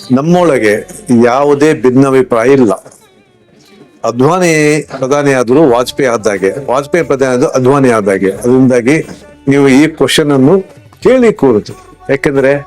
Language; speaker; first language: Kannada; non-native, local second language; Konkani